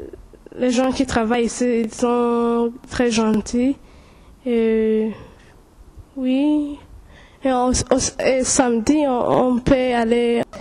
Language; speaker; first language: French; non-native, local second language; Kinyarwanda